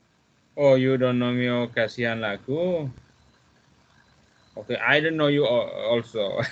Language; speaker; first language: English; non-native, fluent; Malay